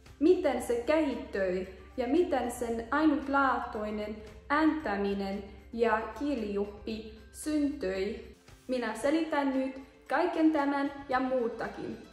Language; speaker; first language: Finnish; non-native, learner; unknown